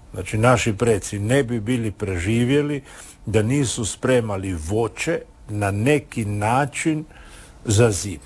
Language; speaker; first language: Croatian; native; Croatian